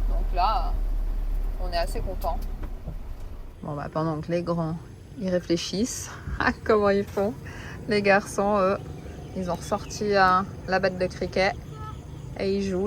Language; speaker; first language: French; native; French